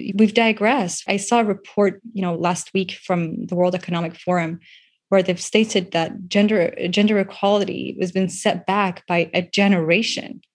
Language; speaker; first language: English; non-native, local second language; Persian